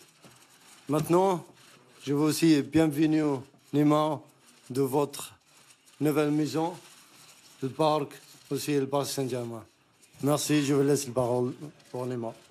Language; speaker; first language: French; non-native, learner; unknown